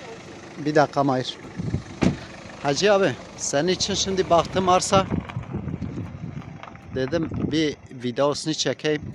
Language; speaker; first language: Turkish; native; Turkish